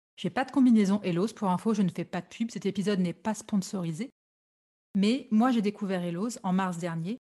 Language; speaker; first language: French; native; French